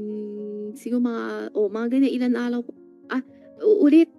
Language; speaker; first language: Filipino; non-native, learner; Chinese